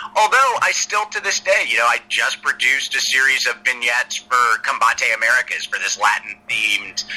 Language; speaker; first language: English; native; English